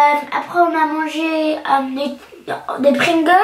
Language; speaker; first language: French; early bilingual, other home language; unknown